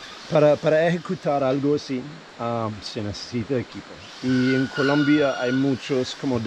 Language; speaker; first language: Spanish; non-native, fluent; English